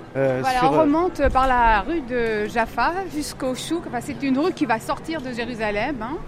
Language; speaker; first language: French; native; French